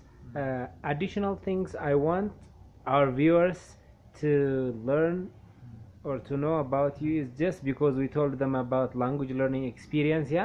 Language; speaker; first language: English; non-native, local second language; Amharic